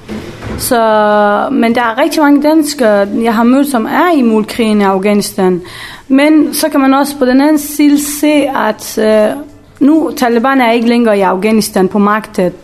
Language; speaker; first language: Danish; early bilingual, other home language; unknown